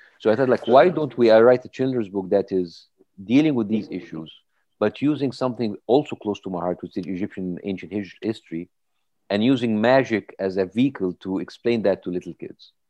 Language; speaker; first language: English; non-native, fluent; Arabic